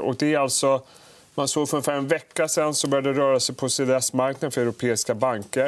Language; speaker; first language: Swedish; native; Swedish